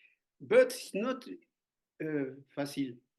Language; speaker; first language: English; non-native, learner; French